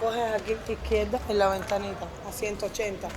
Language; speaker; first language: Spanish; native; Spanish